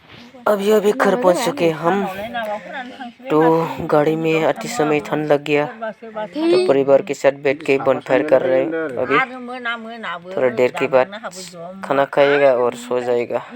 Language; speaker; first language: Hindi; non-native, local second language; Bodo